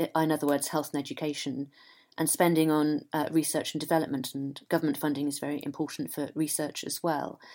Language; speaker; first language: English; native; English